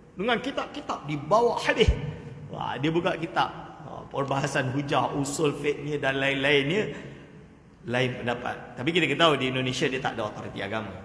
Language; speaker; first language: Malay; native; Malay